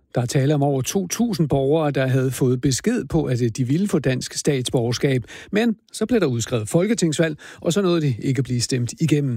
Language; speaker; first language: Danish; native; Danish